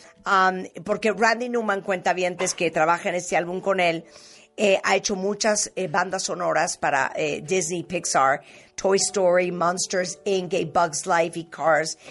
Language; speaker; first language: Spanish; native; Spanish